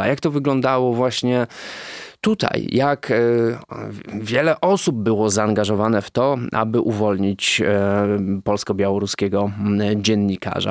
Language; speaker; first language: Polish; native; Polish